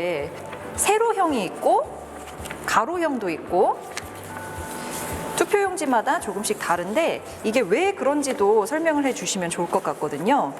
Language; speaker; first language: Korean; native; Korean